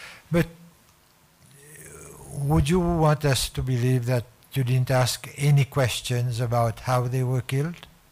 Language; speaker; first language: English; non-native, local second language; Seselwa Creole French